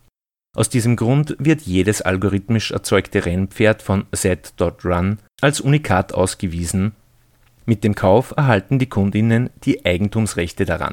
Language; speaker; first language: German; native; German